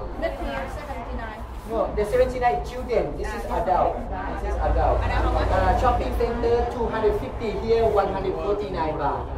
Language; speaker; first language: English; non-native, learner; Thai